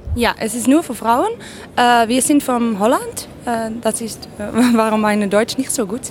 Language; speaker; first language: German; non-native, learner; Dutch